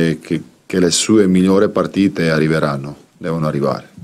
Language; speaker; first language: Italian; non-native, fluent; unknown